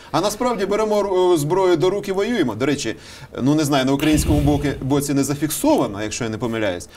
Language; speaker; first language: Ukrainian; native; Ukrainian